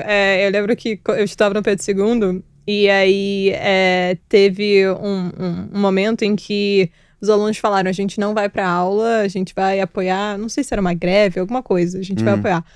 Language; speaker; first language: Portuguese; early bilingual, other home language; Georgian